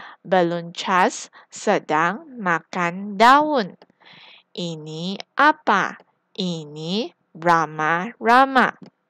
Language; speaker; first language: Malay; non-native, local second language; Chinese